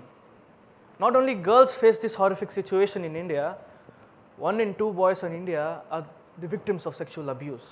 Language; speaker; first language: English; non-native, local second language; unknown